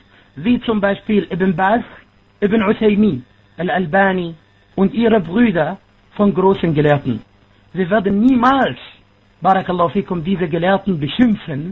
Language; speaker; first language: German; non-native, fluent; Arabic